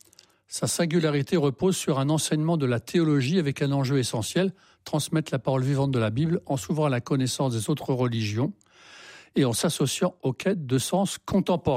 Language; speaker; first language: French; native; French